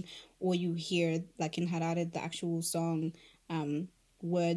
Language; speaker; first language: English; non-native, local second language; Shona